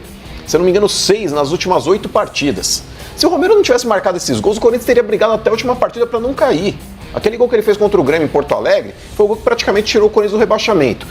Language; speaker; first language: Portuguese; native; Portuguese